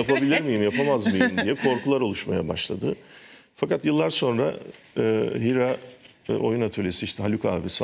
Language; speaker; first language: Turkish; native; Turkish